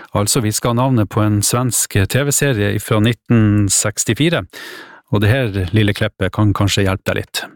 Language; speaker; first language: Norwegian; native; Norwegian